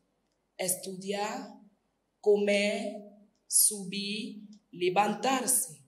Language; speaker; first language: Spanish; non-native, fluent; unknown